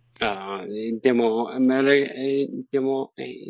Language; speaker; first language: Japanese; non-native, learner; English